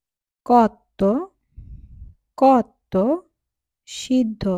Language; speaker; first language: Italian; non-native, fluent; Bangla